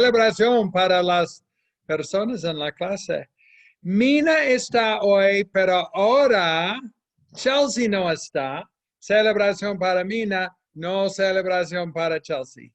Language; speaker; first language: Spanish; non-native, fluent; English